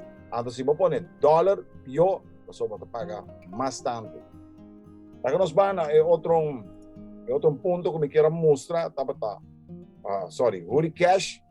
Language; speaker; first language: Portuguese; non-native, learner; Papiamento